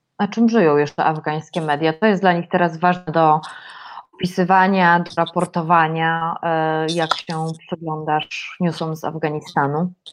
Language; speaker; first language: Polish; native; Polish